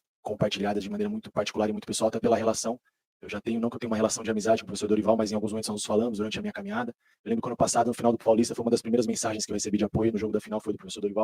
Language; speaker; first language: Portuguese; native; Portuguese